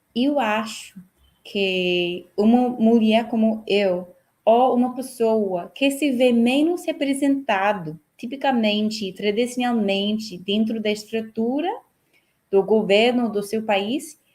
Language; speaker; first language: Portuguese; non-native, fluent; English